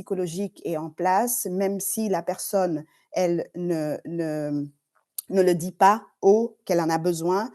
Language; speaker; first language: French; non-native, fluent; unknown